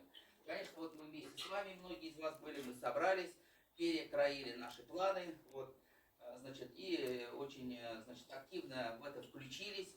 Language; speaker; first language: Russian; native; Russian